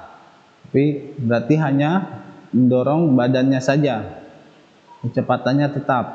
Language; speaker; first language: Indonesian; native; Indonesian